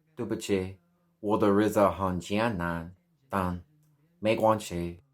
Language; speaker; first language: Chinese; non-native, learner; English